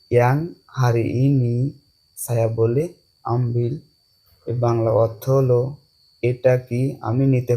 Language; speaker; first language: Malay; non-native, fluent; Bangla